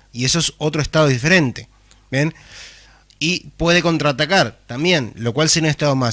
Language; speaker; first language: Spanish; native; Spanish